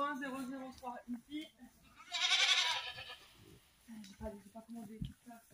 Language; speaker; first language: French; native; French